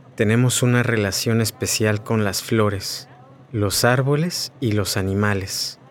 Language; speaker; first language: Spanish; native; Spanish